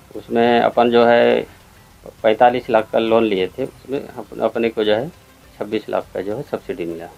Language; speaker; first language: Hindi; native; Hindi